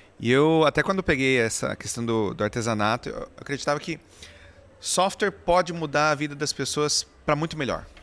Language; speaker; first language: Portuguese; native; Portuguese